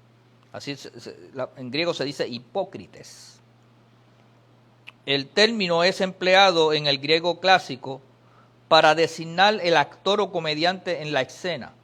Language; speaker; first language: Spanish; native; Spanish